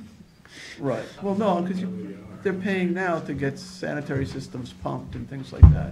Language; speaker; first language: English; native; English